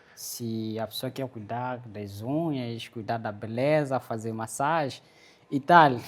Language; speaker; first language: Portuguese; non-native, fluent; French